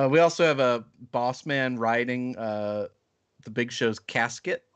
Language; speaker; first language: English; native; English